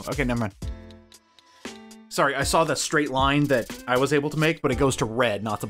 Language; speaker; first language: English; native; English